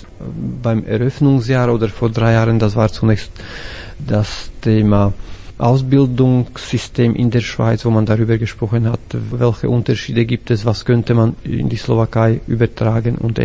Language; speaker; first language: German; non-native, fluent; Slovak